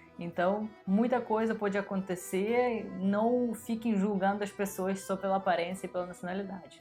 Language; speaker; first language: Portuguese; non-native, fluent; Russian